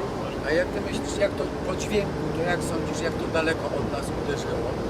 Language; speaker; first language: Polish; native; Polish